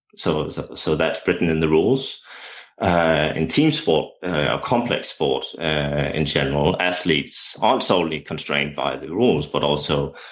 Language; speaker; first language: English; non-native, fluent; Danish